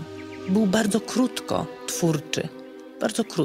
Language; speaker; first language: Polish; native; Polish